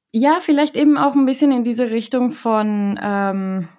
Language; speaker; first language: German; non-native, fluent; Spanish